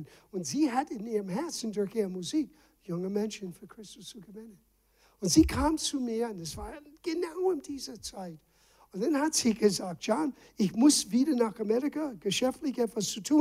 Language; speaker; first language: German; non-native, fluent; English